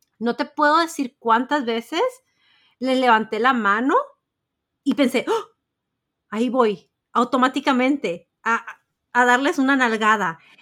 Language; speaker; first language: Spanish; early bilingual, heritage; Spanish